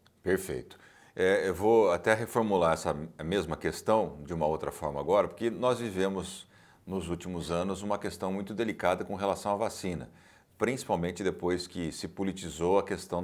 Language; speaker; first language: Portuguese; native; Portuguese